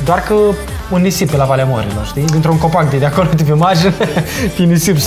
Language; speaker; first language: Romanian; native; Romanian